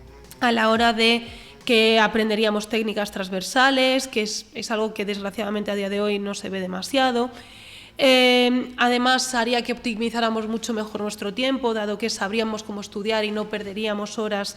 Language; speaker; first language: Spanish; native; Spanish